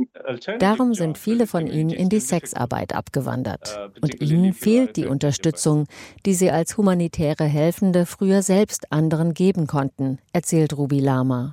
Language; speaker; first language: German; native; German